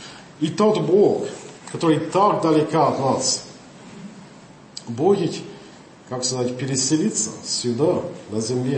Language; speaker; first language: Russian; non-native, fluent; English